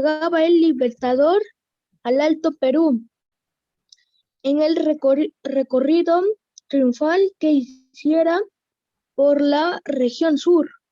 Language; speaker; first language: Spanish; native; Spanish